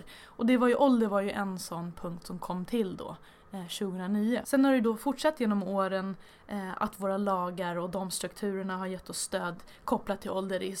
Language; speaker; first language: Swedish; native; Swedish